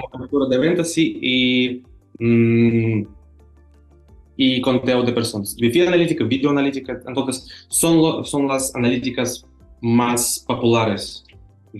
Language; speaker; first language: Spanish; non-native, fluent; Russian